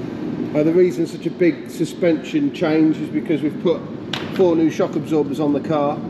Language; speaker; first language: English; native; English